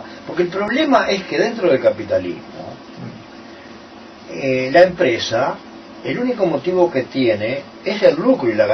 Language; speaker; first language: Spanish; native; Spanish